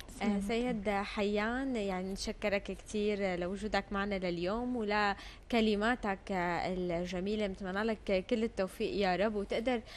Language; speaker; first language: Arabic; native; Arabic